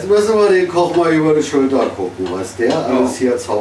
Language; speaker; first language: German; native; German